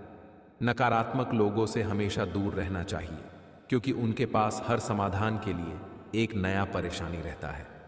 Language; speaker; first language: Hindi; native; Hindi